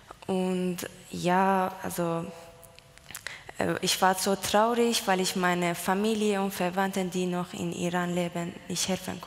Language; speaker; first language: German; non-native, learner; Persian